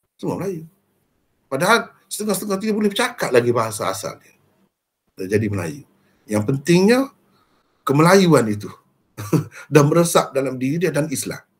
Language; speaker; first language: Malay; native; Malay